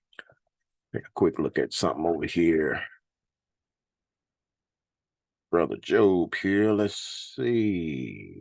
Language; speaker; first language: English; native; English